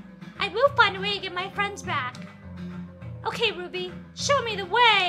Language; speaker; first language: English; native; English